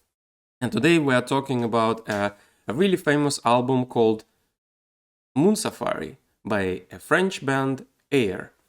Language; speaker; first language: English; non-native, fluent; Russian